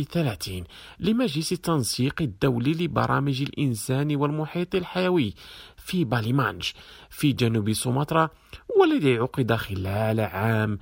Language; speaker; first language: Arabic; non-native, fluent; Indonesian